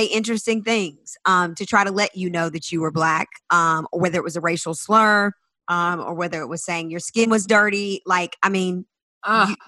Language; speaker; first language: English; native; English